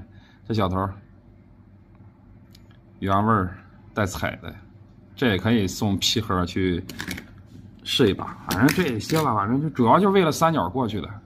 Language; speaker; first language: Chinese; native; Chinese